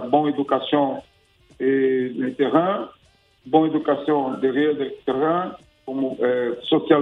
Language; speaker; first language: French; non-native, learner; Portuguese